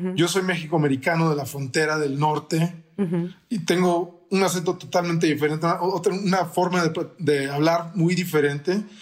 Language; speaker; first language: Spanish; early bilingual, heritage; Spanish